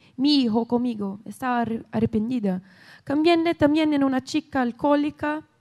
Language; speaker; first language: Spanish; non-native, learner; Portuguese